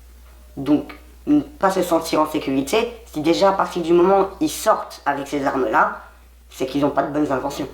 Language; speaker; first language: French; native; French